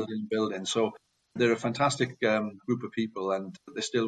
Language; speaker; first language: English; native; English